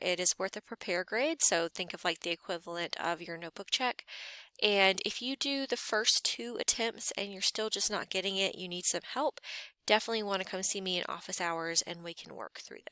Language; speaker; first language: English; native; English